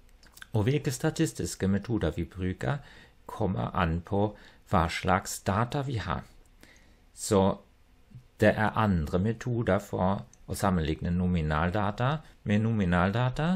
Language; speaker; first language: Norwegian; non-native, fluent; German